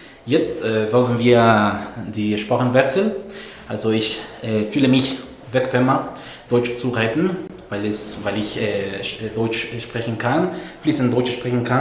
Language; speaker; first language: German; non-native, fluent; Spanish